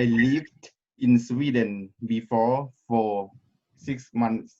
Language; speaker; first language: English; non-native, learner; Thai